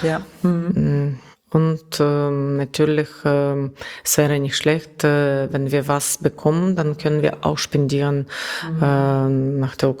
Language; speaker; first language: German; non-native, learner; Russian